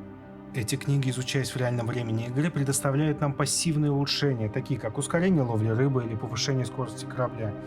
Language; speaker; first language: Russian; native; Russian